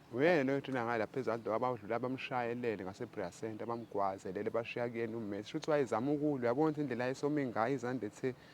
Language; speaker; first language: Zulu; native; Zulu